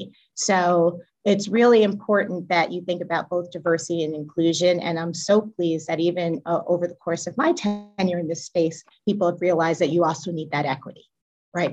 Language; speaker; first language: English; native; English